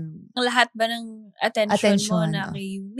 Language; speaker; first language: Filipino; native; Filipino